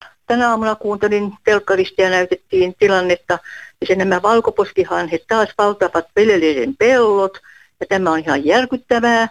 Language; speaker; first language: Finnish; native; Finnish